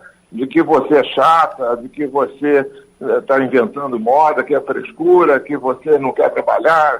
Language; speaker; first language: Portuguese; native; Portuguese